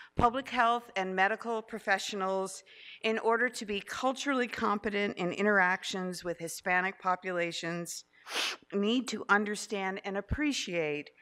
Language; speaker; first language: English; early bilingual, other home language; Spanish